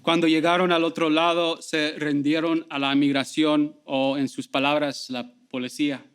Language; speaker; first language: Spanish; early bilingual, heritage; Spanish